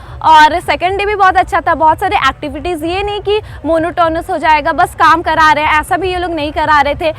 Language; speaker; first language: Hindi; native; Hindi